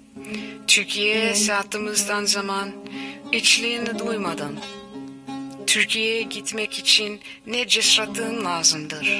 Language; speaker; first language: Turkish; non-native, learner; Armenian